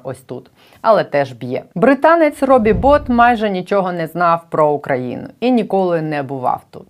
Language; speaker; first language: Ukrainian; native; Ukrainian